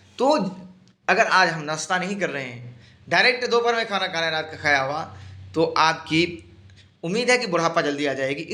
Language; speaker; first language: Urdu; native; Urdu